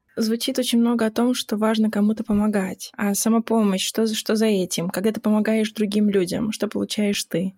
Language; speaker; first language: Russian; native; Russian